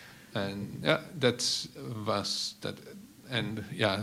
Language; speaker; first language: Dutch; non-native, fluent; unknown